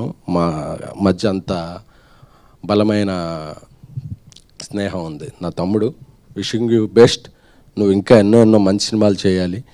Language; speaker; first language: Telugu; native; Telugu